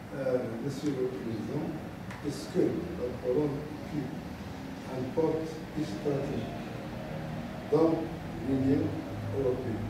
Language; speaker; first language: French; non-native, learner; Arabic